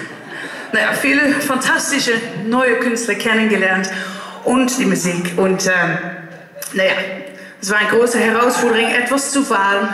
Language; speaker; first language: German; non-native, learner; Dutch